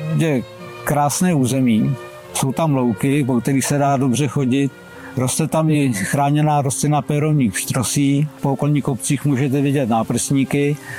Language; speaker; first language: Czech; native; Czech